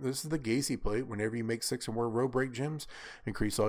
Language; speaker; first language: English; native; English